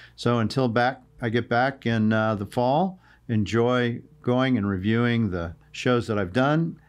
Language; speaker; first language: English; native; English